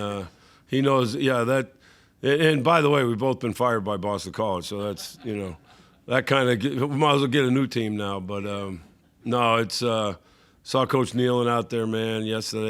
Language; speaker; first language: English; native; English